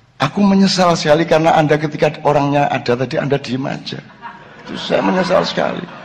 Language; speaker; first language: Indonesian; non-native, local second language; Javanese